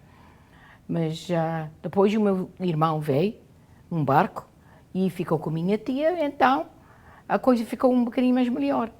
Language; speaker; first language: Portuguese; non-native, local second language; Kabuverdianu